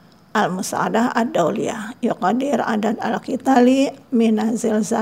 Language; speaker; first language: Arabic; non-native, fluent; Indonesian